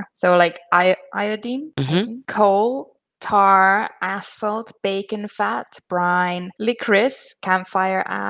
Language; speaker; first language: English; non-native, fluent; Finnish